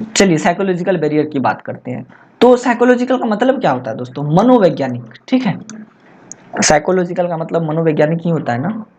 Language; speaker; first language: Hindi; native; Hindi